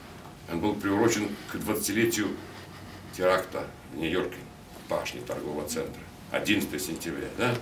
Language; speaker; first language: Russian; native; Russian